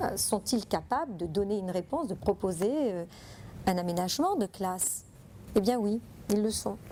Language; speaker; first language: French; non-native, fluent; Italian